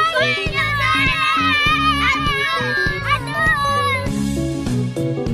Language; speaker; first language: French; native; French